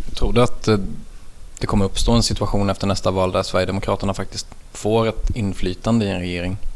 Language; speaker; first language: Swedish; native; Swedish